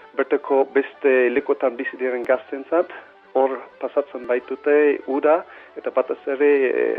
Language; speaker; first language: Basque; non-native, fluent; English